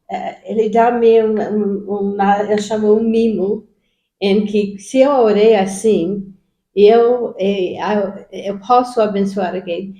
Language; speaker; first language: Portuguese; non-native, fluent; English